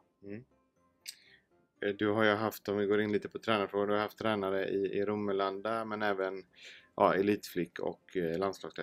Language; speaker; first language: Swedish; native; Swedish